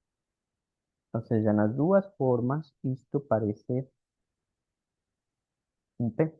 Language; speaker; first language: Spanish; non-native, fluent; Portuguese